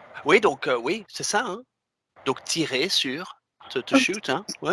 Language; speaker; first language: French; native; French